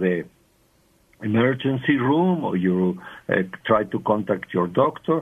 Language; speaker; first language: English; non-native, fluent; Spanish